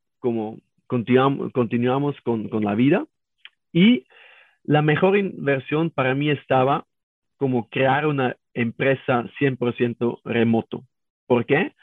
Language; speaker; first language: Spanish; non-native, learner; German